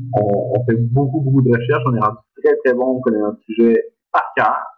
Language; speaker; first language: French; native; French